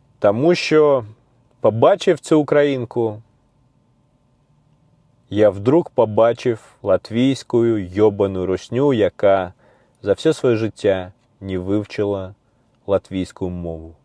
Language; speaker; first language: Ukrainian; non-native, learner; Russian